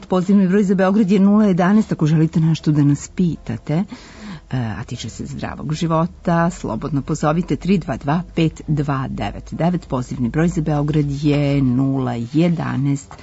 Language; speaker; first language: Serbian; native; Serbian